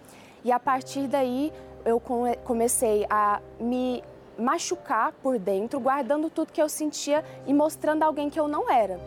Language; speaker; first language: Portuguese; early bilingual, other home language; Chinese